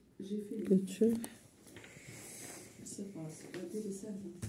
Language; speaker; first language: French; non-native, learner; Arabic